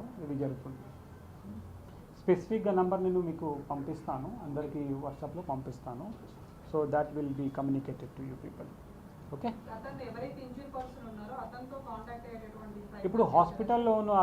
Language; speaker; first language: Telugu; non-native, local second language; Hindi